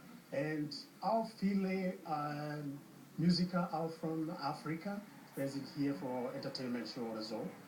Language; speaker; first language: German; non-native, learner; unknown